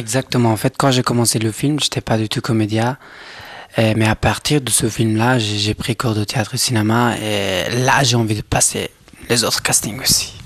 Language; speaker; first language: French; non-native, learner; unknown